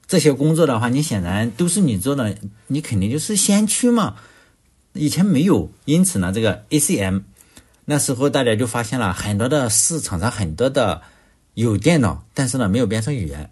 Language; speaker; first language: Chinese; native; Chinese